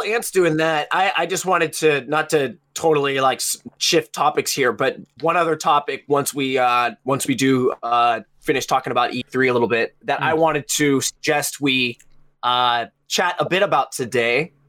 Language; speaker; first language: English; native; English